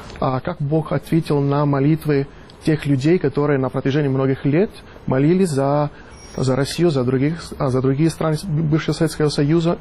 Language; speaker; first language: Russian; non-native, fluent; Italian